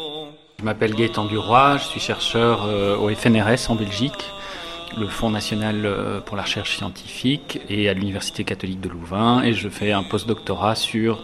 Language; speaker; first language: French; native; French